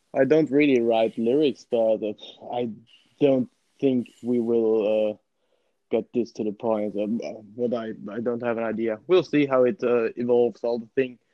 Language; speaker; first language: English; non-native, fluent; Italian